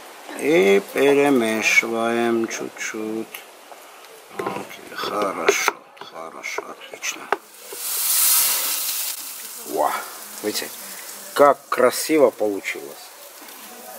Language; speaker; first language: Russian; non-native, local second language; Armenian